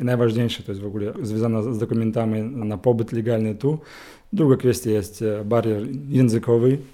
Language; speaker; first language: Polish; non-native, learner; Ukrainian